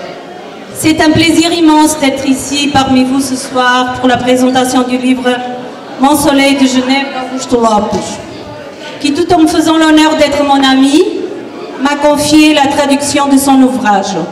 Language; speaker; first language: French; non-native, fluent; Portuguese